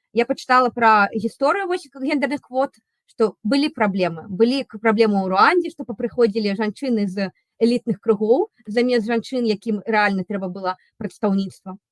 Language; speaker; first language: Belarusian; non-native, local second language; Russian